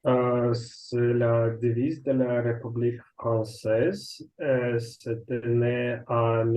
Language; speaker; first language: French; non-native, learner; Russian